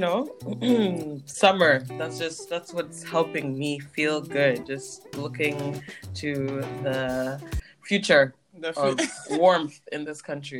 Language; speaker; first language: English; native; English